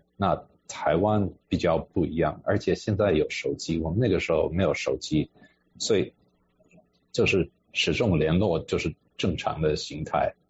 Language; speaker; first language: Chinese; non-native, fluent; English